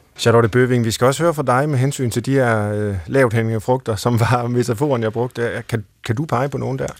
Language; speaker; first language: Danish; native; Danish